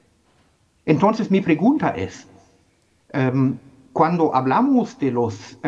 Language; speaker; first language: Spanish; non-native, fluent; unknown